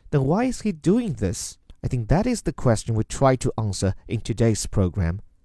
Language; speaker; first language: English; non-native, fluent; Chinese